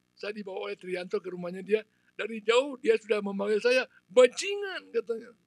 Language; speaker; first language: Indonesian; non-native, local second language; Balinese